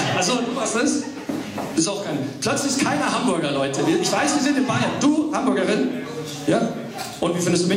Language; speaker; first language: German; early bilingual, other home language; English